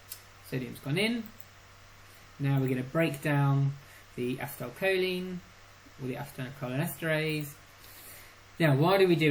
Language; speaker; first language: English; native; English